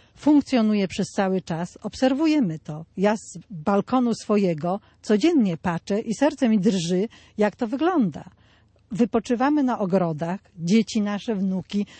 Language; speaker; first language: Polish; native; Polish